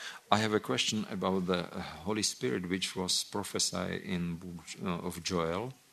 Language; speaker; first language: English; non-native, fluent; Slovak